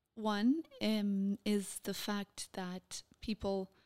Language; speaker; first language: English; non-native, fluent; Portuguese